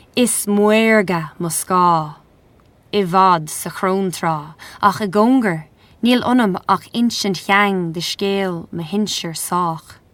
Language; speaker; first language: Irish; non-native, local second language; English